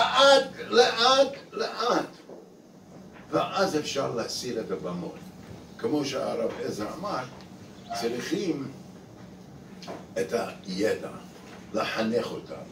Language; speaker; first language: Hebrew; non-native, fluent; English